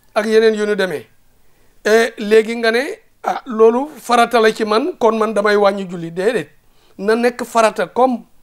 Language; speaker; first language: Wolof; native; Wolof